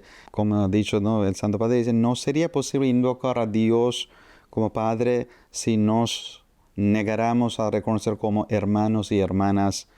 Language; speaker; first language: Spanish; non-native, fluent; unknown